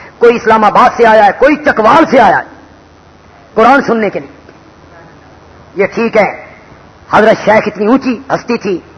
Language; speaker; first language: Urdu; non-native, local second language; Punjabi